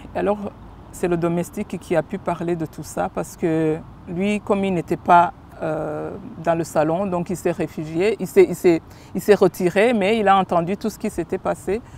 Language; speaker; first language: French; non-native, local second language; Kinyarwanda